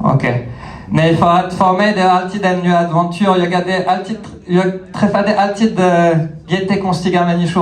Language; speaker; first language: Swedish; non-native, fluent; French